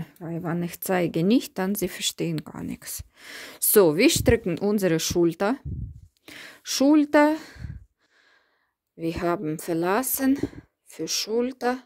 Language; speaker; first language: German; non-native, learner; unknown